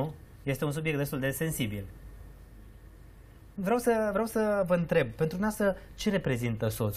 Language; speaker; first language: Romanian; native; Romanian